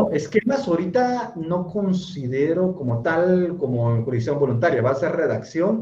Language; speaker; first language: Spanish; native; Spanish